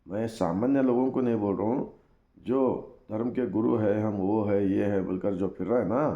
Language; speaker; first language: Hindi; non-native, local second language; Kannada